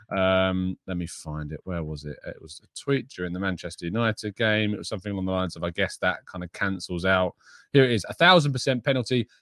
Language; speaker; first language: English; native; English